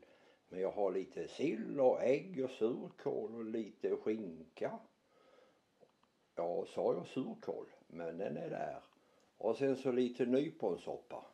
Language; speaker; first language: Swedish; native; Swedish